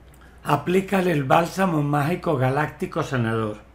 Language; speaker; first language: Spanish; native; Spanish